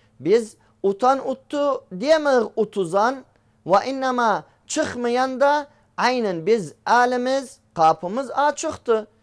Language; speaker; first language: Turkish; native; Turkish